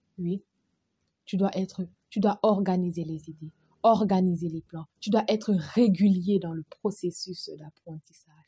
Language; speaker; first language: French; non-native, local second language; Fula